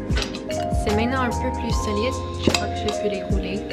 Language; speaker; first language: French; early bilingual, heritage; English